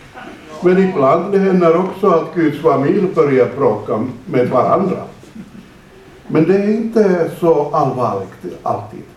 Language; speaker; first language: Swedish; non-native, fluent; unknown